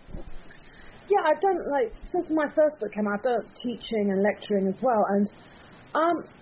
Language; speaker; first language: English; early bilingual, other home language; Persian